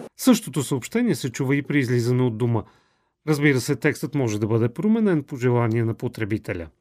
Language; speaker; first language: Bulgarian; native; Bulgarian